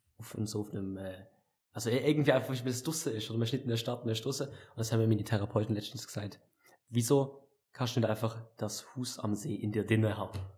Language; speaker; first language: German; native; German